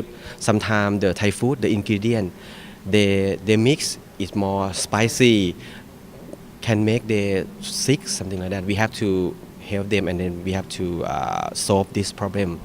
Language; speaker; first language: English; non-native, fluent; Thai